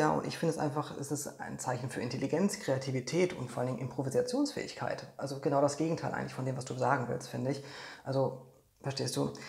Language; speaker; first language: German; non-native, fluent; Polish